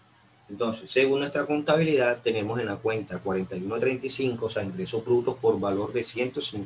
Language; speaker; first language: Spanish; native; Spanish